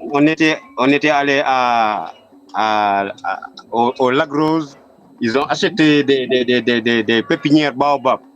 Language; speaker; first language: French; non-native, local second language; Wolof